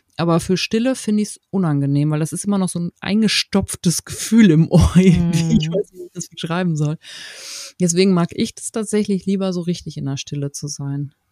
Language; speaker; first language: German; native; German